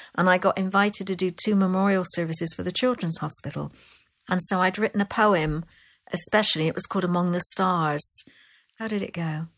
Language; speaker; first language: English; native; English